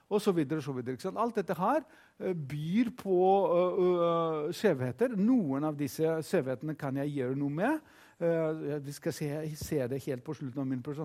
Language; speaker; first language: Norwegian; non-native, fluent; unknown